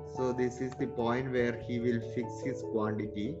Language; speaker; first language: English; non-native, local second language; Malayalam